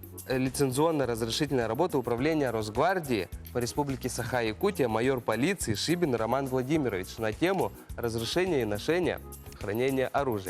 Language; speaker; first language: Russian; native; Russian